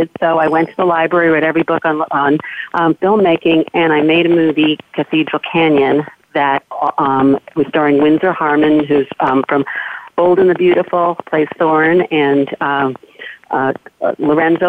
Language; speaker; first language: English; native; English